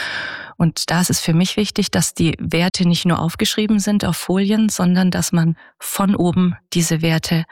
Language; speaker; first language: German; native; German